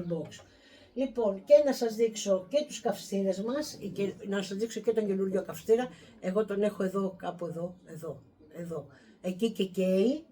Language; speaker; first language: Greek; native; Greek